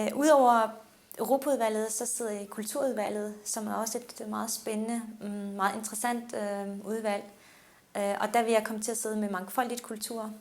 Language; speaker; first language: Danish; early bilingual, other home language; Turkish